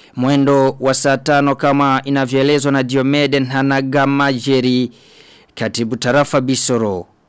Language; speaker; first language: Swahili; non-native, local second language; Rundi